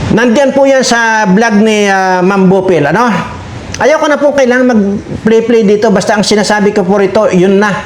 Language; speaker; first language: Filipino; native; Filipino